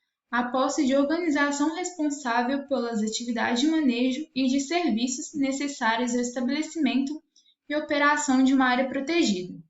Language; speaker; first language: Portuguese; native; Portuguese